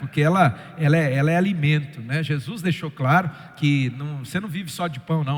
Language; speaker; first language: Portuguese; native; Portuguese